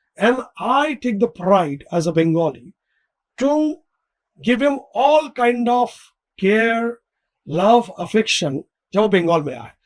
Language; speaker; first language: Hindi; non-native, local second language; Bangla